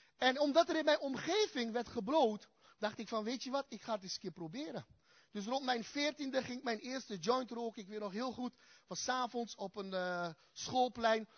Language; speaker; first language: Dutch; early bilingual, other home language; Turkish